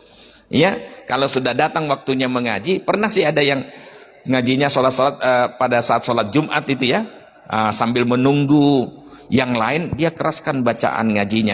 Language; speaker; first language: Indonesian; native; Indonesian